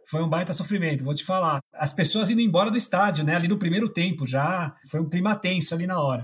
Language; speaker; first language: Portuguese; early bilingual, other home language; Spanish